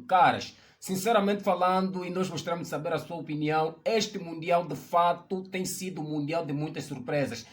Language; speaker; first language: Portuguese; native; Portuguese